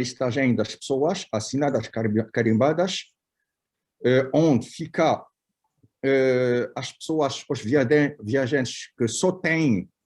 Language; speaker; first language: Portuguese; non-native, fluent; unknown